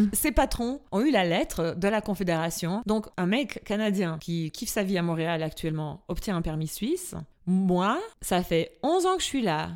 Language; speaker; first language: French; non-native, fluent; Albanian